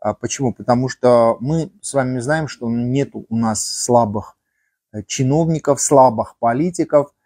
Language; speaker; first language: Russian; non-native, local second language; Armenian